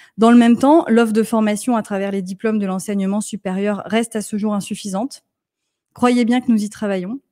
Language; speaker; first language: French; native; French